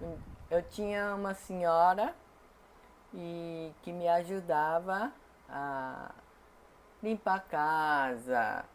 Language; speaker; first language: Portuguese; non-native, fluent; Japanese